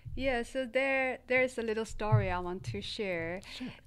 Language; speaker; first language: English; non-native, fluent; Chinese